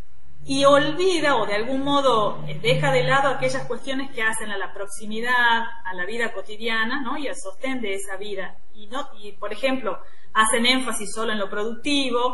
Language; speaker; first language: Spanish; native; Spanish